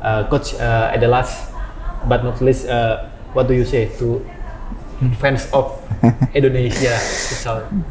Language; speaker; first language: English; non-native, learner; Indonesian